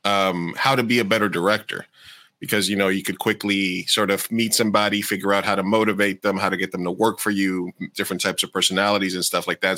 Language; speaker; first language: English; native; English